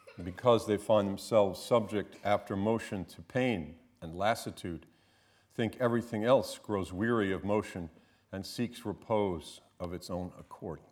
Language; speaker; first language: English; native; English